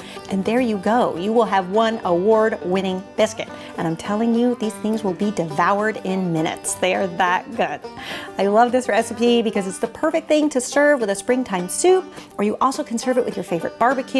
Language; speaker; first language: English; native; English